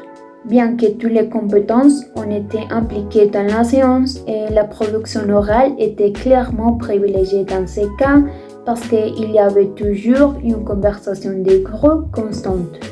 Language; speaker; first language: French; non-native, fluent; Spanish